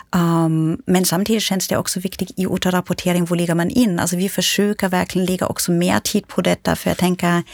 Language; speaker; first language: Swedish; non-native, fluent; German